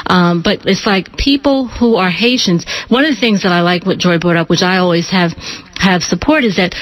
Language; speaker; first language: English; native; English